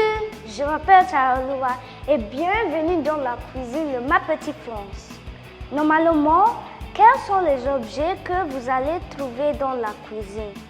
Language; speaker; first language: French; non-native, learner; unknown